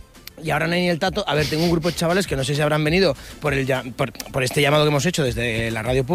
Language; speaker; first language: Spanish; native; Spanish